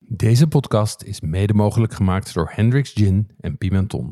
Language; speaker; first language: Dutch; native; Dutch